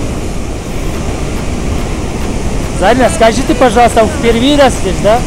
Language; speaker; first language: Russian; non-native, local second language; Tajik